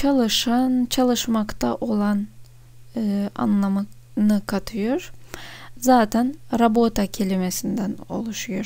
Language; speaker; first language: Turkish; non-native, fluent; Russian